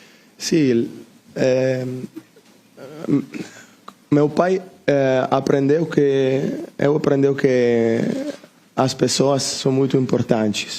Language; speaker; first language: Portuguese; non-native, learner; Italian